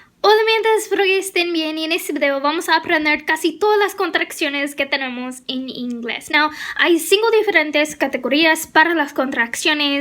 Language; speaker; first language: Spanish; non-native, fluent; English